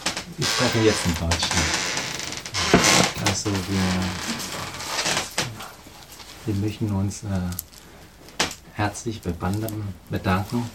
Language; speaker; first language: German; non-native, fluent; Chinese